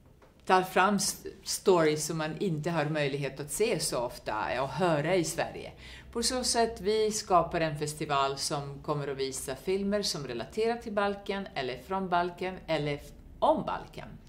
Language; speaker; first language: Swedish; non-native, fluent; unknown